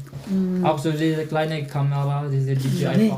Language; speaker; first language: German; non-native, learner; Cebuano